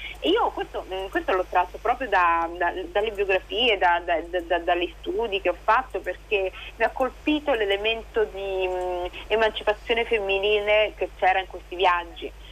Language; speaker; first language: Italian; native; Italian